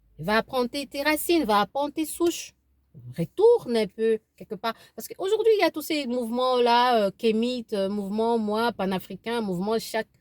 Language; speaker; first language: French; non-native, local second language; Lingala